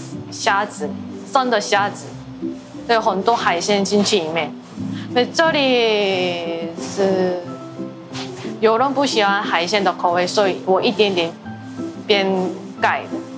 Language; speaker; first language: Chinese; non-native, learner; Korean